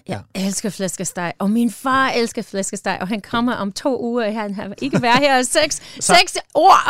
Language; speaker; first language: Danish; non-native, fluent; English